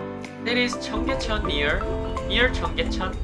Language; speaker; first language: English; non-native, learner; Korean